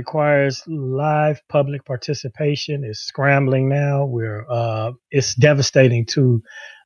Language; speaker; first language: English; native; English